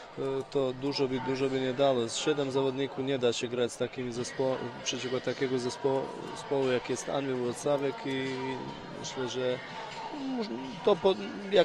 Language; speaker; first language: Polish; non-native, fluent; Bosnian